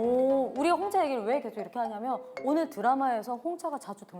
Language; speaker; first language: Korean; native; Korean